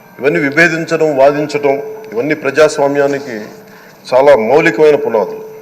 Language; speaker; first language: Telugu; native; Telugu